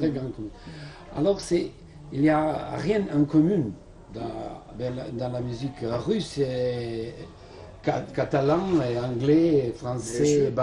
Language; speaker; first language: French; non-native, fluent; Serbian